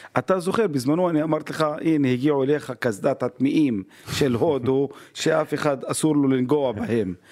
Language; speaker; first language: Hebrew; non-native, local second language; Arabic